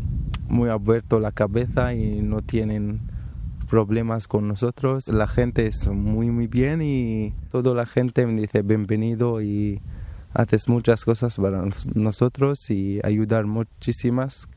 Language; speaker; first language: Spanish; non-native, learner; Arabic